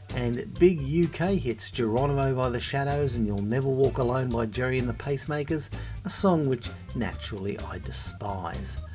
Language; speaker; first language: English; native; English